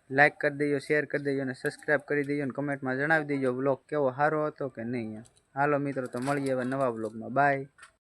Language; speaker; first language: Gujarati; native; Gujarati